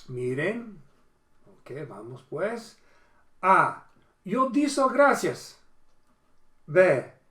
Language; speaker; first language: Spanish; non-native, fluent; English